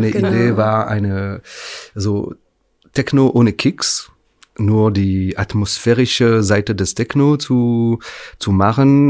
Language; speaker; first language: German; non-native, fluent; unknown